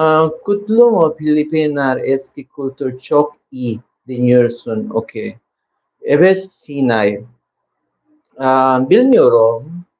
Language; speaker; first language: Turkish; non-native, learner; Filipino